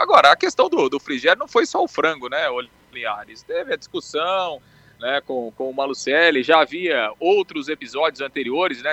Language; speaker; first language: Portuguese; native; Portuguese